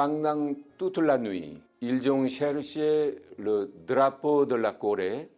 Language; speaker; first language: French; non-native, fluent; Korean